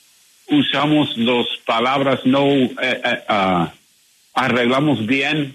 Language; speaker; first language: Spanish; non-native, learner; English